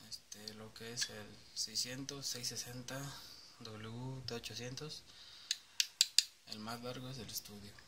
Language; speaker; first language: Spanish; native; Spanish